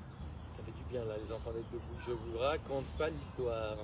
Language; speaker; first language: French; native; French